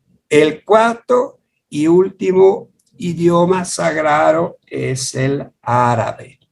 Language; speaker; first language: Spanish; non-native, fluent; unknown